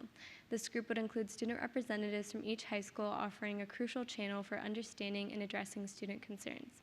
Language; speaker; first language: English; native; English